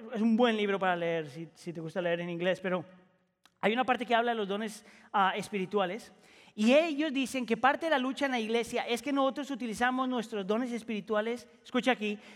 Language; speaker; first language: Spanish; native; Spanish